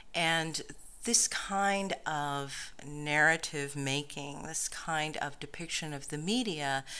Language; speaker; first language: English; native; English